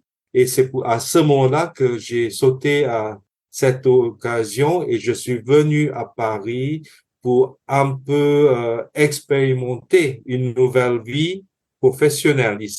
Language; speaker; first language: French; non-native, fluent; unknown